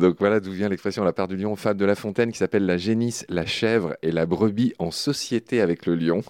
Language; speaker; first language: French; native; French